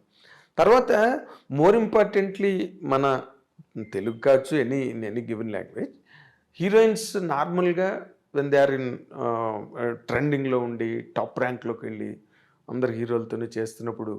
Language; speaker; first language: Telugu; native; Telugu